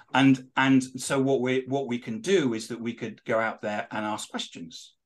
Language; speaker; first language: English; native; English